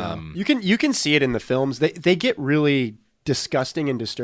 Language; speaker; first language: English; native; English